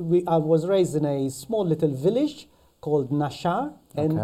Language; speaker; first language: English; non-native, fluent; Maltese